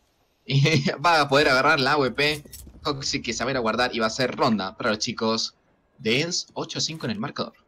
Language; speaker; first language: Spanish; native; Spanish